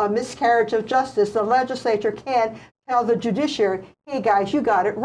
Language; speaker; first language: English; native; English